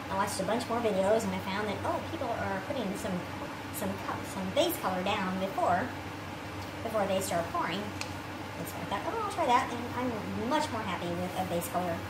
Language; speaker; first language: English; native; English